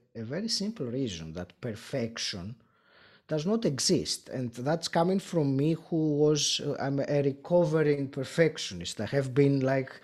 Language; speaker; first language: English; non-native, fluent; Greek